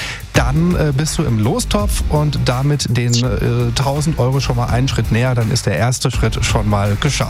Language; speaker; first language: German; native; German